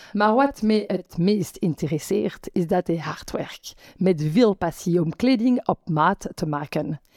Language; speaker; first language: Dutch; non-native, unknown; French